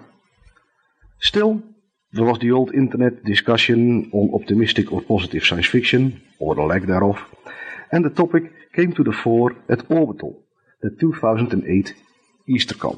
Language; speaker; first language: English; non-native, fluent; Dutch